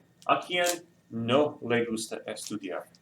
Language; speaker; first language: Spanish; non-native, fluent; English